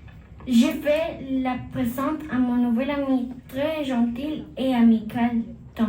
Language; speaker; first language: French; non-native, learner; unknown